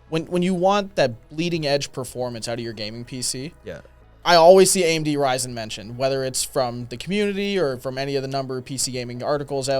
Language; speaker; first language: English; native; English